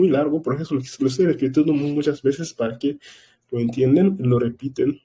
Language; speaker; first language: Spanish; non-native, fluent; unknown